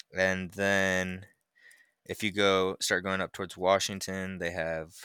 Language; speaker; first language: English; native; English